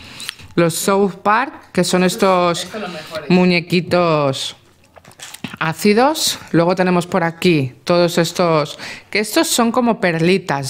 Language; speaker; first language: Spanish; native; Spanish